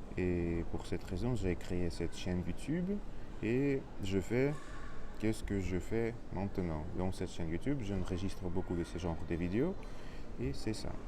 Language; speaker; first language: French; non-native, learner; Russian